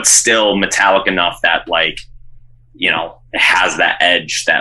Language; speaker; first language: English; native; English